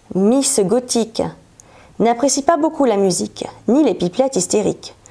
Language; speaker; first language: French; native; French